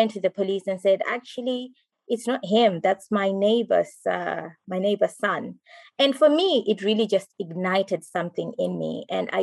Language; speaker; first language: English; non-native, local second language; Shona